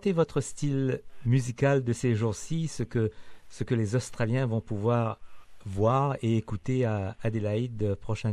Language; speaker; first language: French; native; French